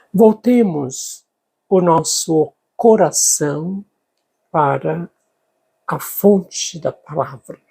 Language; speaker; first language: Portuguese; native; Portuguese